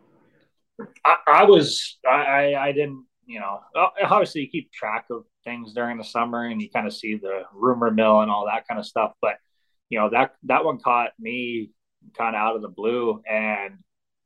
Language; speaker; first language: English; native; English